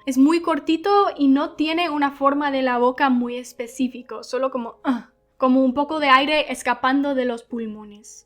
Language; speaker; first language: Spanish; non-native, fluent; English